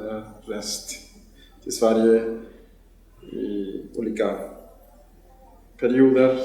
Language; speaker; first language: Swedish; non-native, fluent; Spanish